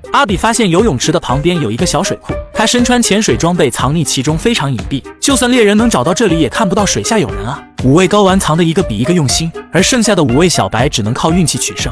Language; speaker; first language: Chinese; native; Chinese